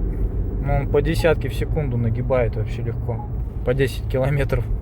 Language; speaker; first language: Russian; native; Russian